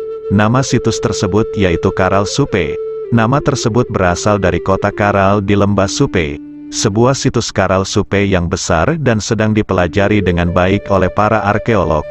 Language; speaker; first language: Indonesian; native; Indonesian